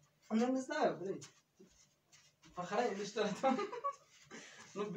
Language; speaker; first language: Russian; non-native, learner; Turkish